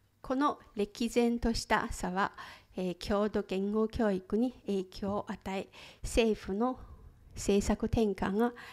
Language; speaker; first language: Japanese; non-native, fluent; Chinese